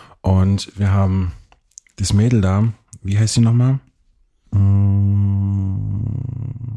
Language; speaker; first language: German; native; German